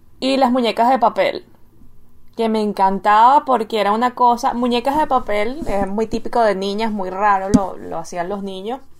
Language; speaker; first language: Spanish; native; Spanish